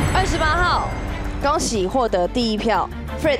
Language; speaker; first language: Chinese; native; Chinese